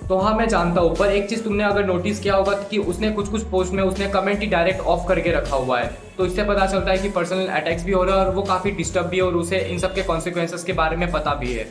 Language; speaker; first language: Hindi; non-native, local second language; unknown